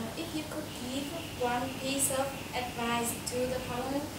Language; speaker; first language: English; non-native, learner; Vietnamese